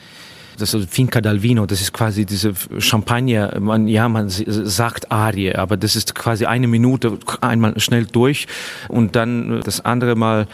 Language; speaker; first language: German; non-native, fluent; Estonian